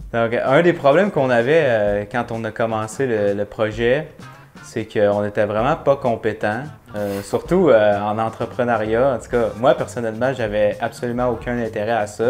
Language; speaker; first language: French; native; French